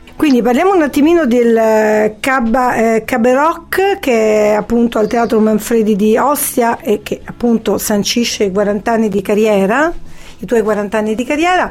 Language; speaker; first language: Italian; native; Italian